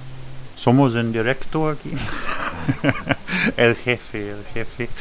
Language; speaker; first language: Spanish; non-native, fluent; French